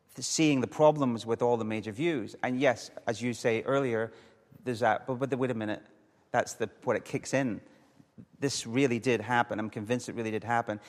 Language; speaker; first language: English; native; English